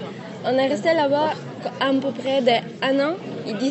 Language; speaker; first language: French; non-native, learner; Arabic